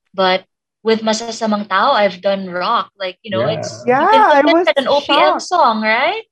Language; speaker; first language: English; non-native, local second language; Filipino